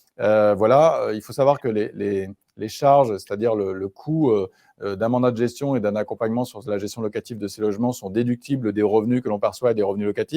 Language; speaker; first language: French; native; French